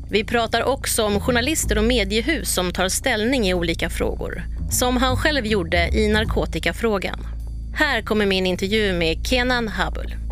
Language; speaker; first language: Swedish; native; Swedish